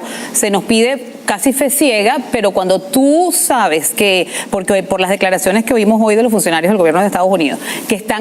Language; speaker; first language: Spanish; native; Spanish